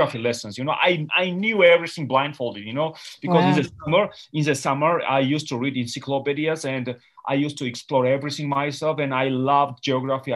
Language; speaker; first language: English; non-native, fluent; Georgian